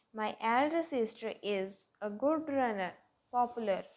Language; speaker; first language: English; non-native, local second language; Punjabi